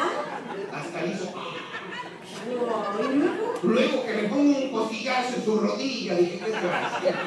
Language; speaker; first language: Spanish; native; Spanish